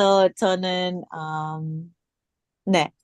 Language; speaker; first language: Korean; non-native, learner; English